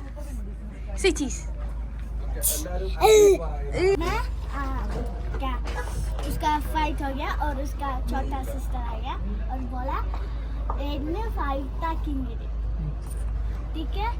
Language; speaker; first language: Hindi; non-native, learner; Malayalam